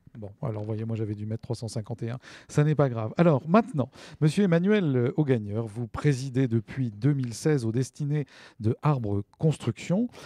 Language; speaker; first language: French; native; French